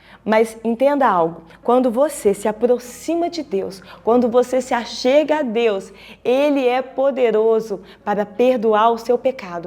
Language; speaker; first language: Portuguese; native; Portuguese